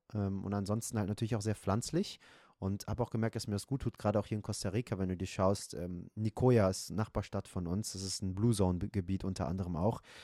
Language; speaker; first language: German; native; German